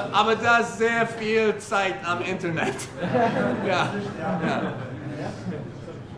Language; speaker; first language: German; non-native, learner; English